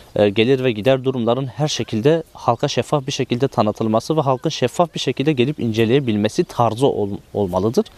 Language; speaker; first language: Turkish; native; Turkish